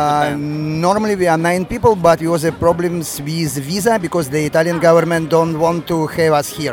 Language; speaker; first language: English; non-native, learner; Russian